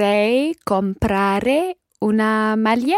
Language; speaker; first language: Italian; non-native, learner; English